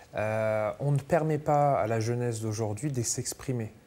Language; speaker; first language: French; native; French